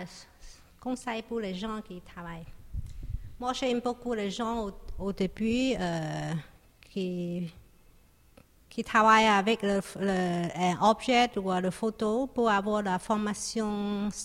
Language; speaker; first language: French; non-native, learner; Chinese